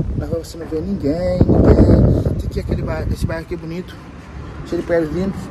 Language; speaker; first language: Portuguese; non-native, local second language; Kabuverdianu